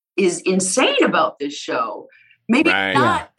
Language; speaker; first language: English; native; English